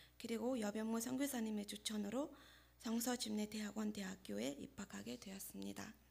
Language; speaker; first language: Korean; non-native, fluent; Mongolian